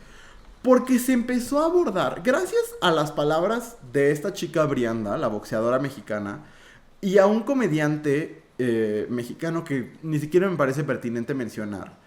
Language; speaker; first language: Spanish; native; Spanish